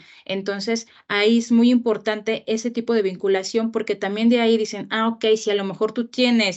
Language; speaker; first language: Spanish; native; Spanish